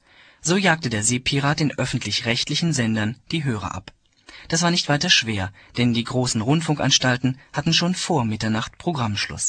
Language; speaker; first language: German; native; German